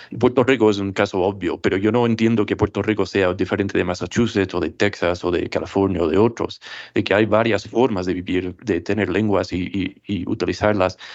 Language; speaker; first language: Spanish; non-native, fluent; English